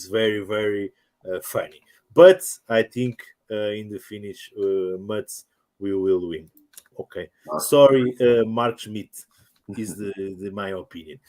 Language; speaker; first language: English; non-native, learner; Portuguese